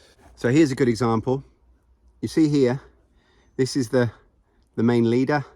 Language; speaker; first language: English; native; English